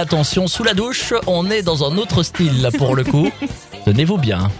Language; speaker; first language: French; native; French